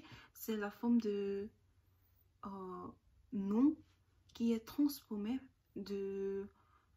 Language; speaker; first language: French; non-native, learner; Korean